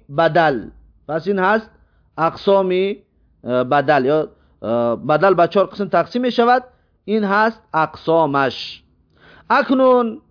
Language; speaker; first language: Persian; native; Persian